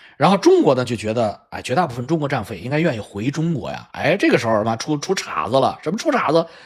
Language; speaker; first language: Chinese; native; Chinese